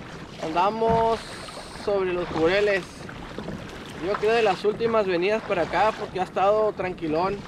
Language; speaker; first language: Spanish; native; Spanish